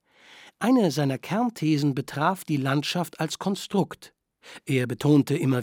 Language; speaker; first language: German; native; German